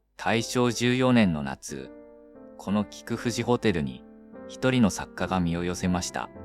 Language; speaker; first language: Japanese; native; Japanese